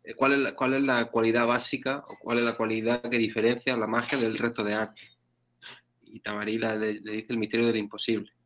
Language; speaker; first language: Spanish; native; Spanish